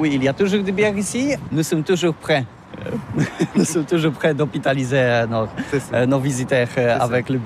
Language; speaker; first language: French; non-native, learner; Polish